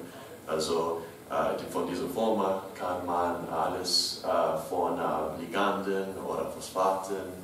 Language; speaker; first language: German; non-native, learner; English